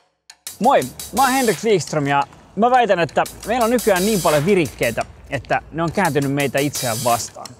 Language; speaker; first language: Finnish; native; Finnish